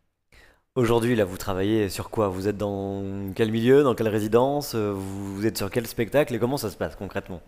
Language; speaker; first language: French; native; French